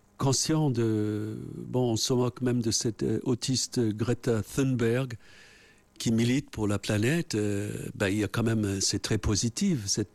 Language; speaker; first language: French; non-native, fluent; English